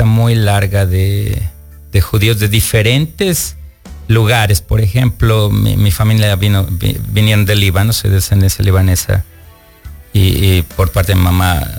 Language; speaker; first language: Spanish; native; Spanish